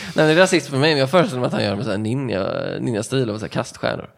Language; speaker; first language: Swedish; native; Swedish